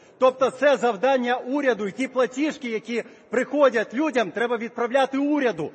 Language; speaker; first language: Ukrainian; native; Ukrainian